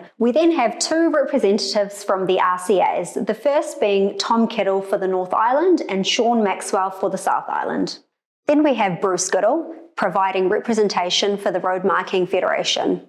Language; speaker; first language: English; native; English